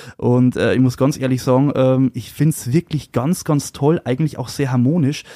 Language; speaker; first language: German; native; German